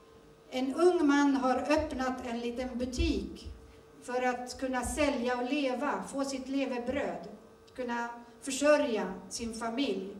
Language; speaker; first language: Swedish; early bilingual, other home language; Turoyo